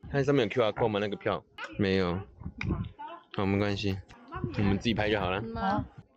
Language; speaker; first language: Chinese; native; Chinese